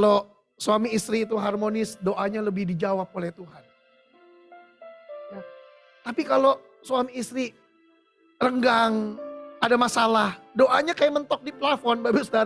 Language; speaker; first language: Indonesian; native; Indonesian